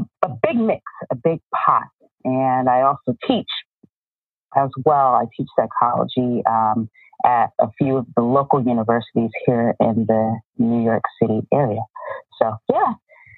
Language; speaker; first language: English; native; English